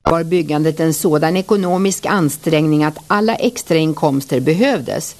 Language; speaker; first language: Swedish; native; Swedish